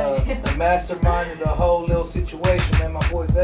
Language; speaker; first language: English; native; English